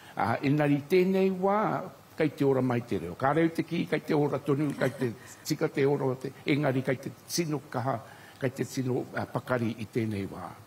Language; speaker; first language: Māori; native; Māori